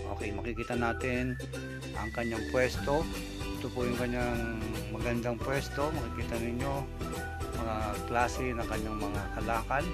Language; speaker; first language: Filipino; native; Filipino